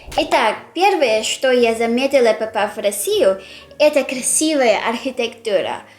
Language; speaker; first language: Russian; non-native, fluent; Filipino